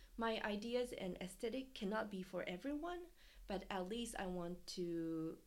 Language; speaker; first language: English; non-native, fluent; Japanese